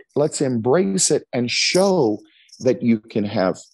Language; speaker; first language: English; native; English